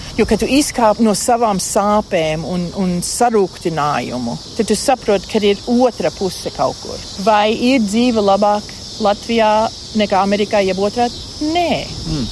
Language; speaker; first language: Latvian; native; Latvian